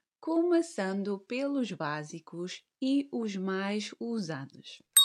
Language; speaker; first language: Portuguese; native; Portuguese